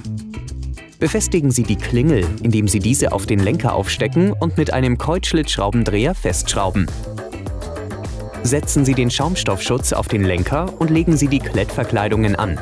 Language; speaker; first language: German; native; German